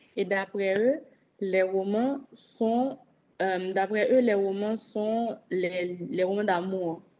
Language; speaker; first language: French; native; French